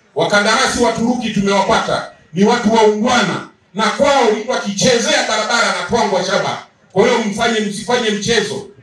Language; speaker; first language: Swahili; native; Swahili